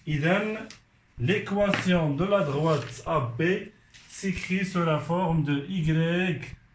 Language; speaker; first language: French; non-native, local second language; Arabic